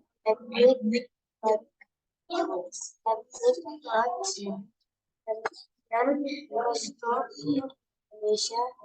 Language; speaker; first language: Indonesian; non-native, learner; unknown